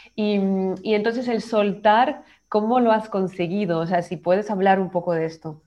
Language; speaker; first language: Spanish; native; Spanish